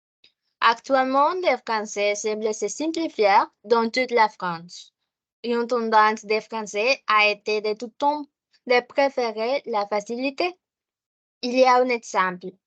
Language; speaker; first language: French; non-native, learner; Spanish